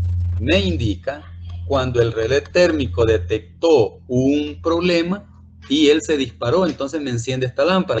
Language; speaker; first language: Spanish; native; Spanish